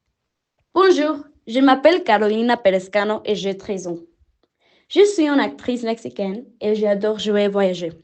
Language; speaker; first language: French; non-native, learner; Spanish